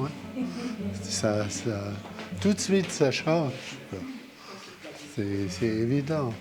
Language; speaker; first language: French; non-native, fluent; German